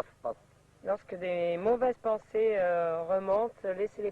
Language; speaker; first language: French; native; French